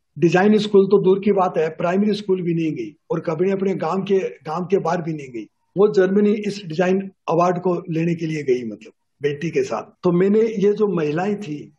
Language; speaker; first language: Hindi; native; Hindi